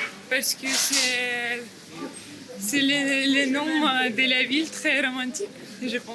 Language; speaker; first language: French; non-native, learner; Ukrainian